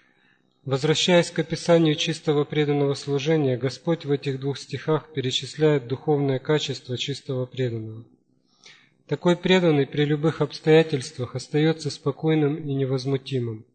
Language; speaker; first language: Russian; native; Russian